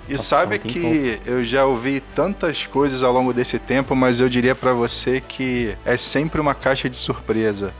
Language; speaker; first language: Portuguese; native; Portuguese